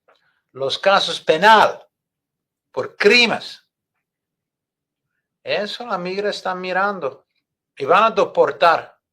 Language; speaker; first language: Spanish; non-native, fluent; English